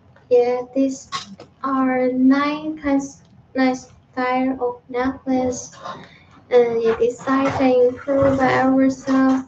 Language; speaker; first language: English; non-native, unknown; Chinese